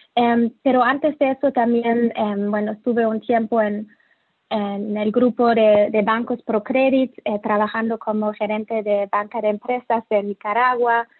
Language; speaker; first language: Spanish; non-native, fluent; German